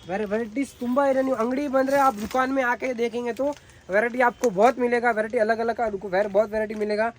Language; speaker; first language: Hindi; non-native, local second language; Kannada